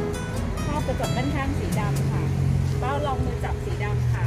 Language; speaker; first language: Thai; native; Thai